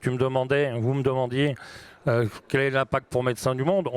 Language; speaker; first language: French; native; French